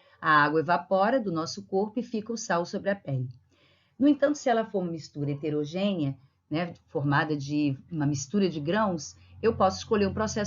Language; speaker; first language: Portuguese; native; Portuguese